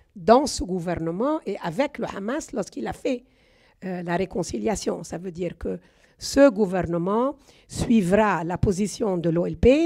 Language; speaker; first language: French; non-native, fluent; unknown